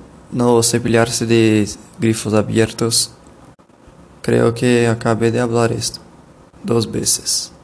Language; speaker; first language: Spanish; non-native, learner; Portuguese